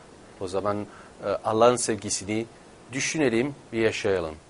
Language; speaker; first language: Turkish; non-native, fluent; Italian